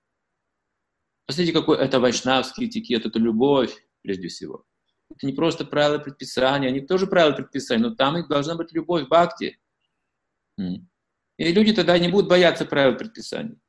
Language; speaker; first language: Russian; native; Russian